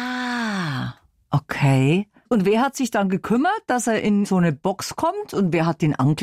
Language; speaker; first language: German; native; German